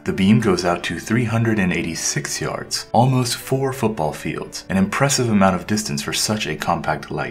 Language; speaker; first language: English; native; English